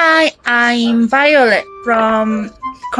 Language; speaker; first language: English; non-native, learner; Korean